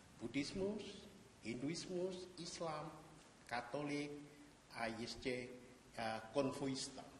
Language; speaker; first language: Czech; non-native, learner; Indonesian